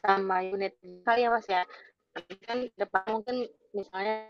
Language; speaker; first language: Indonesian; native; Indonesian